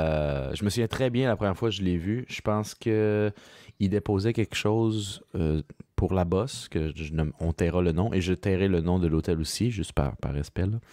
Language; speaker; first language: French; native; French